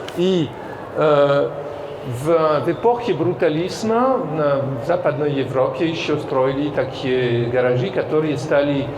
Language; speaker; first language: Russian; non-native, fluent; French